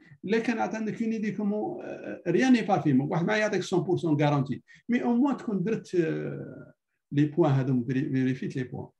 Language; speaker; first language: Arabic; native; Arabic